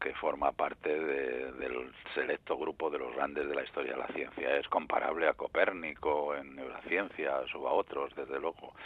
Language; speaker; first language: Spanish; native; Spanish